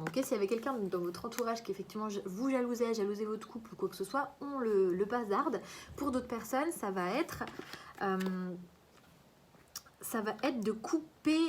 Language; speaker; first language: French; native; French